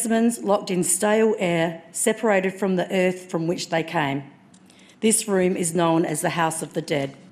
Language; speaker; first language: English; native; English